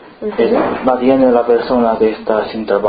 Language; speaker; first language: Spanish; non-native, learner; Chinese